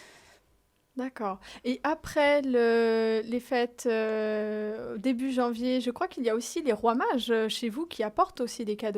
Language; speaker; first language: French; native; French